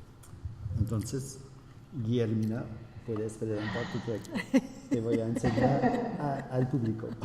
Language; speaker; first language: Spanish; non-native, fluent; French